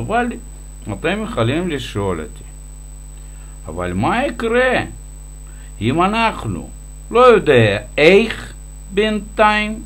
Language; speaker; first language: Hebrew; non-native, fluent; Russian